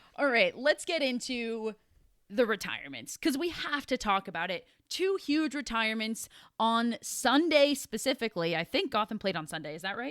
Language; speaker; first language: English; native; English